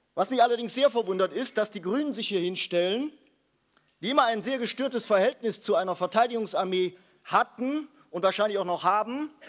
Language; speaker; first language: German; native; German